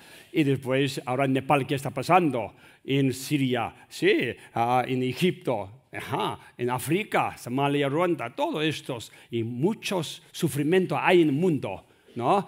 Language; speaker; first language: Spanish; non-native, learner; Tibetan